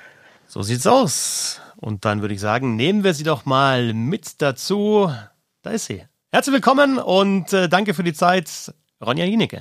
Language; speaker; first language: German; native; German